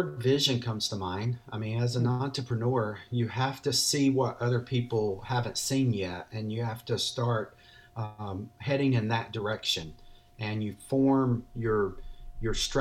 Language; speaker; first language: English; native; English